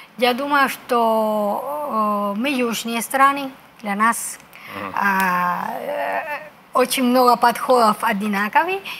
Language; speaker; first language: Russian; non-native, fluent; Spanish